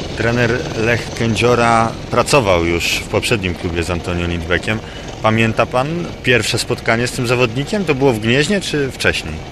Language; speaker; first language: Polish; native; Polish